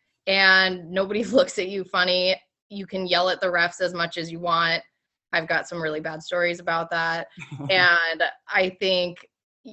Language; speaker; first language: English; native; English